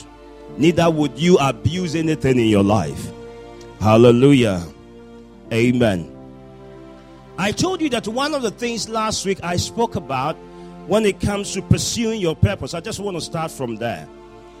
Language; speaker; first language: English; non-native, local second language; Akan